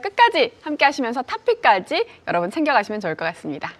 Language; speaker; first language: Korean; native; Korean